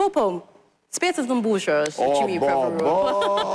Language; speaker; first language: Albanian; non-native, learner; English